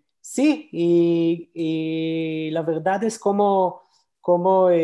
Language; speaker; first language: Spanish; non-native, learner; Hebrew